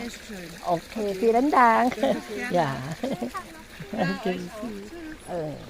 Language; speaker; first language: German; non-native, learner; Thai